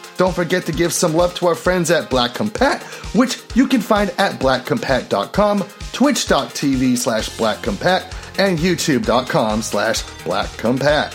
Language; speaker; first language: English; native; English